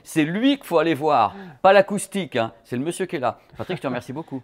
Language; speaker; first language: French; native; French